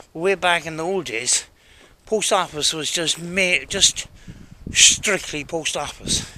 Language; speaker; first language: English; native; English